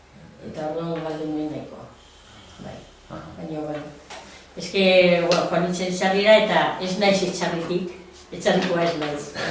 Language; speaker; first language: Basque; non-native, local second language; Spanish